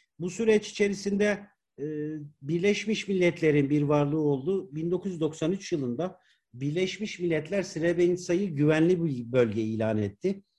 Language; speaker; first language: Turkish; native; Turkish